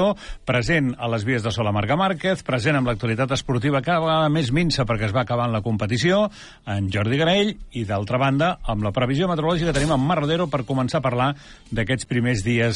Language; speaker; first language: Catalan; native; Catalan